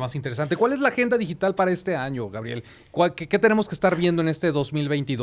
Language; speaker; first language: Spanish; native; Spanish